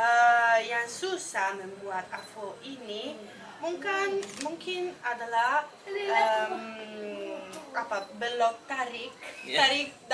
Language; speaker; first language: Indonesian; non-native, learner; Italian